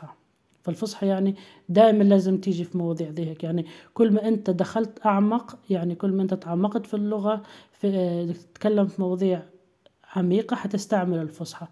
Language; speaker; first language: Arabic; native; Arabic